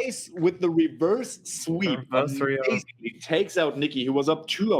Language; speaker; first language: English; non-native, fluent; German